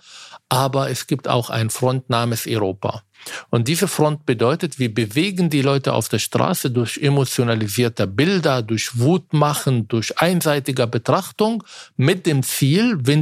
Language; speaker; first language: German; non-native, fluent; Arabic